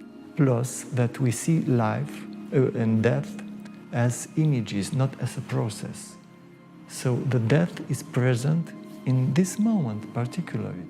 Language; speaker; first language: English; non-native, fluent; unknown